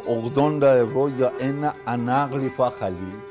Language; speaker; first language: Greek; non-native, learner; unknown